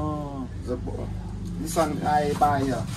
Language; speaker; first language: English; non-native, learner; Vietnamese